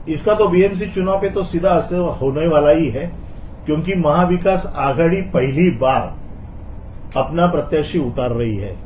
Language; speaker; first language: Hindi; non-native, local second language; Marathi